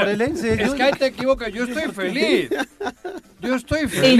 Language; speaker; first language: Spanish; native; Spanish